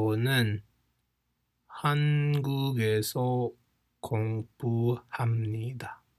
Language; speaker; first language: Korean; non-native, fluent; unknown